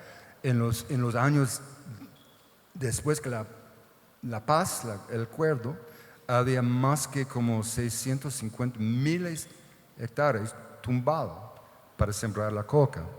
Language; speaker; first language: Spanish; non-native, fluent; English